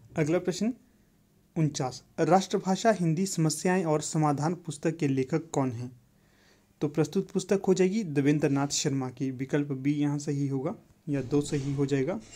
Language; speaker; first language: Hindi; native; Hindi